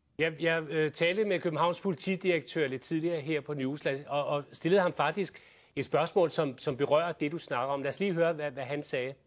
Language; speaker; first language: Danish; native; Danish